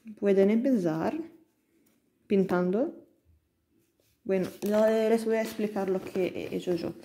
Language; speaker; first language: Spanish; non-native, learner; Italian